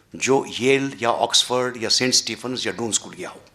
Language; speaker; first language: Hindi; non-native, local second language; Marathi